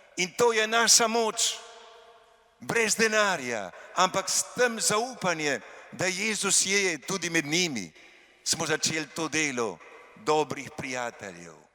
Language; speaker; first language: Slovenian; early bilingual, heritage; Slovenian